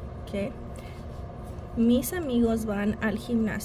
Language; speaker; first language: Spanish; non-native, fluent; English